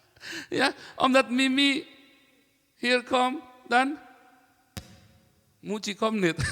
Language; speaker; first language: Dutch; non-native, learner; Indonesian